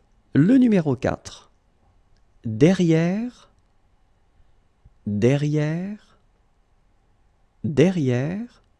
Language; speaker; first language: French; native; French